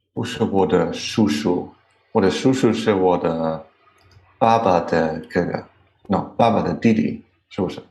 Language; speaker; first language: Chinese; non-native, learner; German